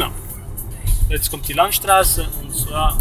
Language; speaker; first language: German; native; German